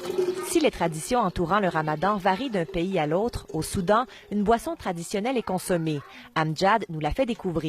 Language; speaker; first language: French; native; French